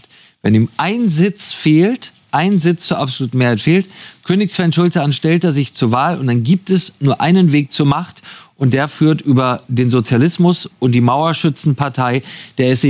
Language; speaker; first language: German; native; German